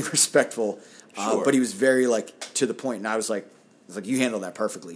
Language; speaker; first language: English; native; English